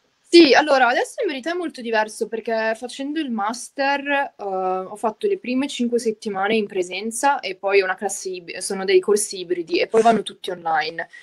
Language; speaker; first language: Italian; native; Italian